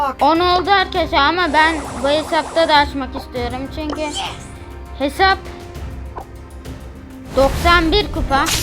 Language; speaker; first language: Turkish; native; Turkish